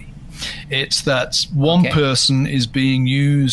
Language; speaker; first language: English; native; English